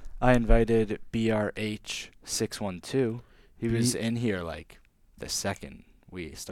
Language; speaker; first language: English; native; English